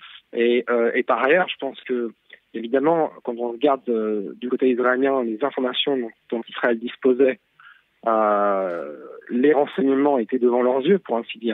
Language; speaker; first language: French; native; French